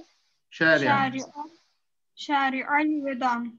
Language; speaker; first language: Arabic; non-native, learner; Turkish